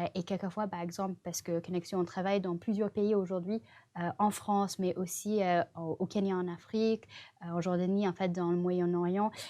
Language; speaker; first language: French; non-native, fluent; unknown